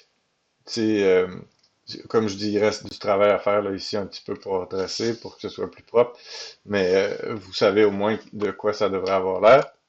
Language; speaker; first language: French; native; French